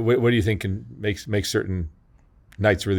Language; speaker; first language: English; native; English